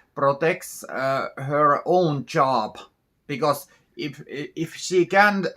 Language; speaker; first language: English; non-native, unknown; Finnish